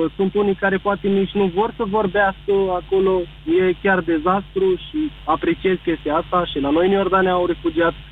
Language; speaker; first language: Romanian; early bilingual, heritage; Arabic